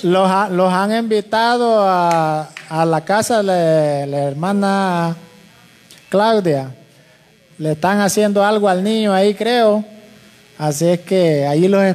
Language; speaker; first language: Spanish; native; Spanish